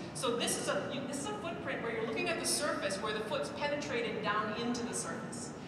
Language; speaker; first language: English; native; English